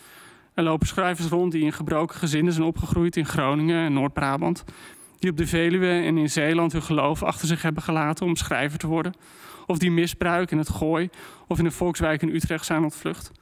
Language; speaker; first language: Dutch; native; Dutch